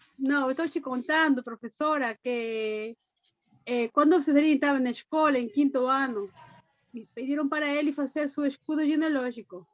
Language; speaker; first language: Portuguese; non-native, fluent; Spanish